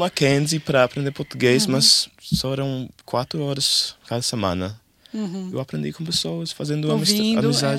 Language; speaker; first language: Portuguese; non-native, learner; English